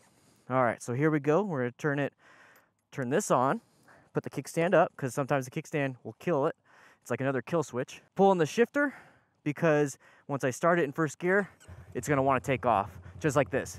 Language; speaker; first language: English; native; English